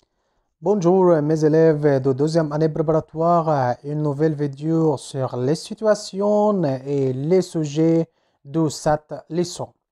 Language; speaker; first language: French; non-native, fluent; Arabic